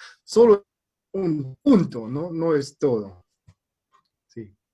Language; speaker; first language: Spanish; non-native, fluent; German